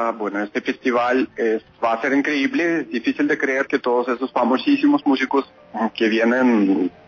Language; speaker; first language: Spanish; non-native, fluent; Russian